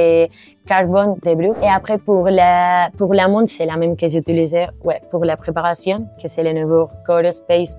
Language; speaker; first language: French; non-native, learner; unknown